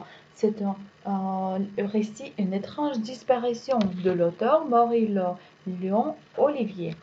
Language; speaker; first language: French; non-native, fluent; Uzbek